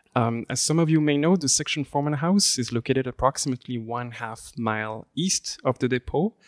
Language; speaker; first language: English; non-native, fluent; French